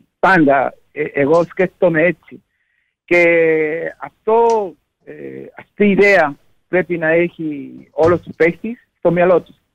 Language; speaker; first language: Greek; non-native, learner; Spanish